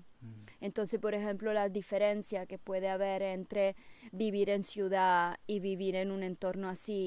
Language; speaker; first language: Spanish; non-native, fluent; Italian